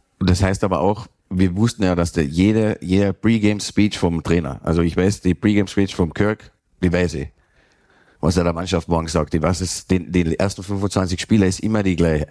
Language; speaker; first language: German; native; German